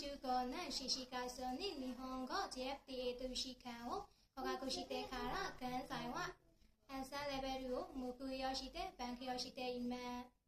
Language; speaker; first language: Japanese; non-native, learner; Burmese